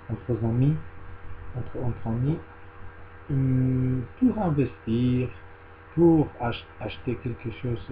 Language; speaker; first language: French; non-native, learner; Spanish